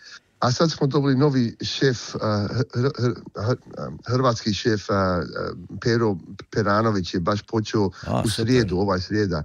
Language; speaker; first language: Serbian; early bilingual, heritage; Croatian